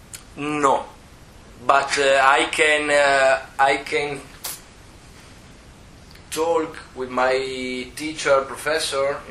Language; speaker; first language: English; non-native, learner; Italian